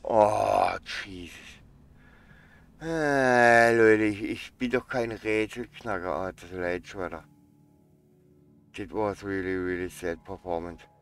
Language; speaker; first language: German; native; German